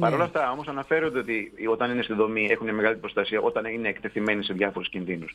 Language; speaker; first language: Greek; native; Greek